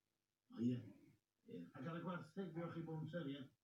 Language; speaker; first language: Welsh; native; Welsh